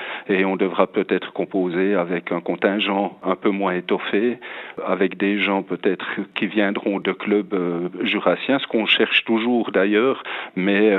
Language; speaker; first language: French; native; French